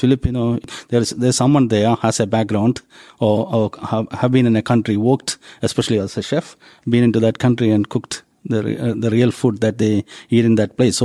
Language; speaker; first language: English; non-native, local second language; Malayalam